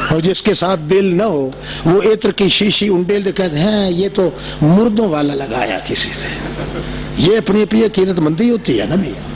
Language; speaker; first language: Urdu; non-native, local second language; Saraiki